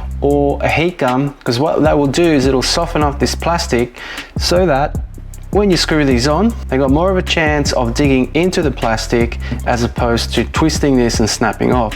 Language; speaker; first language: English; native; English